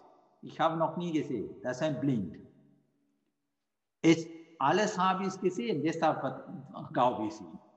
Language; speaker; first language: German; non-native, fluent; Sinhala